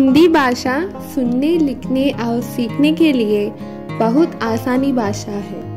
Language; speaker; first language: Hindi; non-native, local second language; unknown